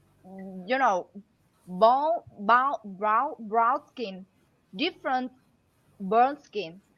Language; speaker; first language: English; non-native, learner; Vietnamese